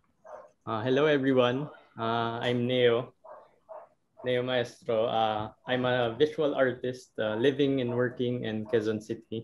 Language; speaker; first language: English; non-native, local second language; Filipino